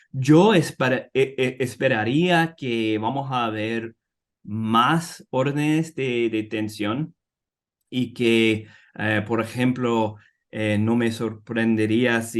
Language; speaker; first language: Spanish; non-native, fluent; English